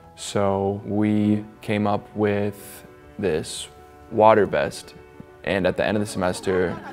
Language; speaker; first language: English; native; English